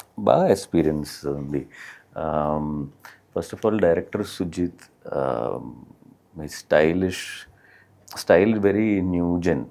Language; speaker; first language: Telugu; non-native, learner; Malayalam